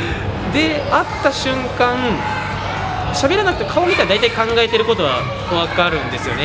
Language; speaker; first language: Japanese; native; Japanese